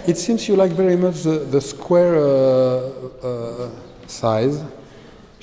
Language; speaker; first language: English; non-native, fluent; French